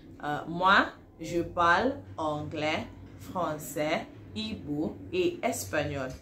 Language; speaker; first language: French; non-native, fluent; Igbo